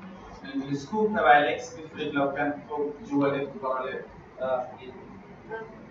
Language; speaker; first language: Arabic; native; Arabic